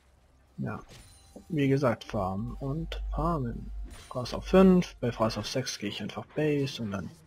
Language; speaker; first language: German; native; German